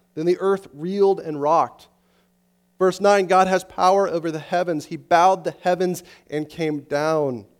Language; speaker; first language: English; native; English